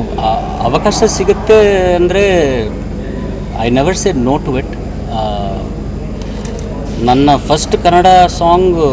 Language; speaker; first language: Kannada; non-native, learner; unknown